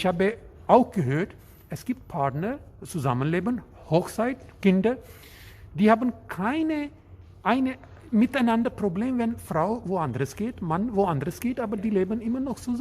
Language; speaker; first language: German; non-native, learner; Urdu